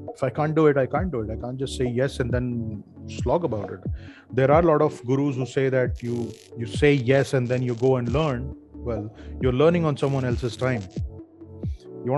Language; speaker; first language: English; non-native, local second language; Hindi